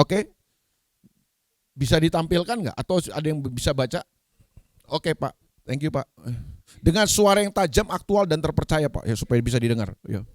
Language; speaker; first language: Indonesian; native; Indonesian